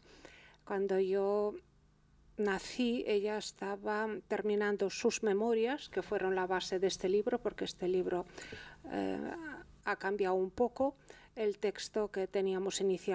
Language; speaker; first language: Spanish; early bilingual, heritage; Spanish